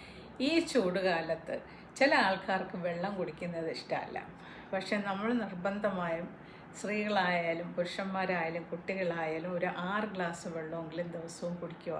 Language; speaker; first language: Malayalam; native; Malayalam